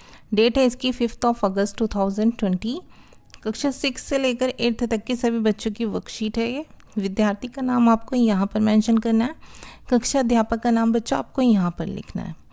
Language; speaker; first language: Hindi; native; Hindi